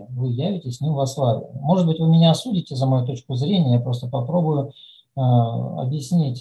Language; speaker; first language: Russian; native; Russian